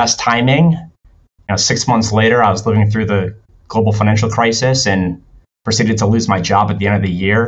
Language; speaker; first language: English; native; English